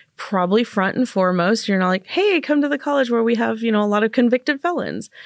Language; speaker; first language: English; native; English